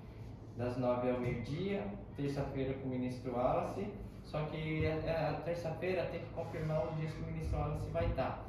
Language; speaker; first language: Portuguese; native; Portuguese